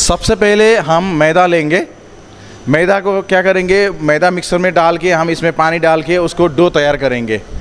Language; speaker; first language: Hindi; non-native, fluent; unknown